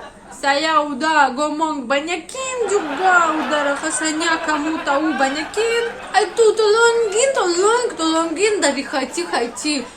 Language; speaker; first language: Indonesian; non-native, learner; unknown